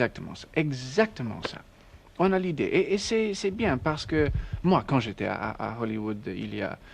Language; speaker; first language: French; non-native, learner; English